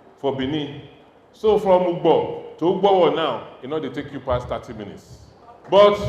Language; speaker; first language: Nigerian Pidgin; non-native, local second language; Bini